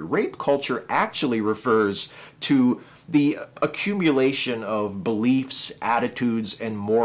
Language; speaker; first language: English; native; English